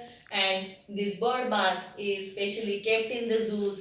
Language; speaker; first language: English; non-native, local second language; Marathi